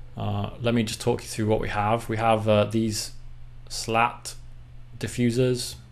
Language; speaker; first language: English; native; English